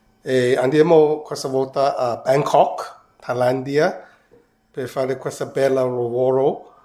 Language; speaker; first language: Italian; non-native, fluent; Cantonese